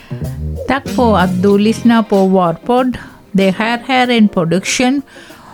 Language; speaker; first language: Swedish; non-native, learner; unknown